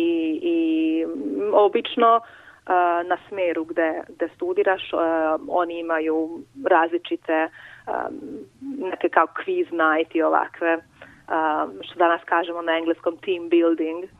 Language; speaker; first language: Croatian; non-native, local second language; Hungarian